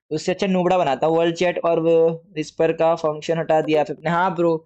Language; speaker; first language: Hindi; non-native, local second language; Gujarati